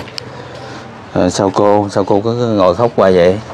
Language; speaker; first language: Vietnamese; native; Vietnamese